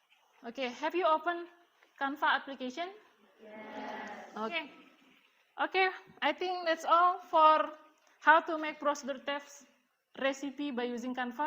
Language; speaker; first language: English; non-native, learner; Indonesian